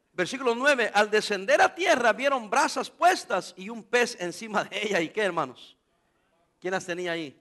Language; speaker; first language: Spanish; native; Spanish